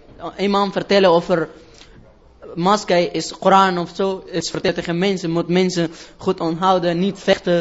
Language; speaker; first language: Dutch; non-native, learner; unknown